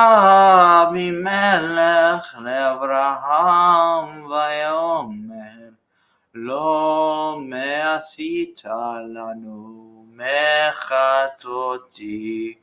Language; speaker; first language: Hebrew; non-native, learner; English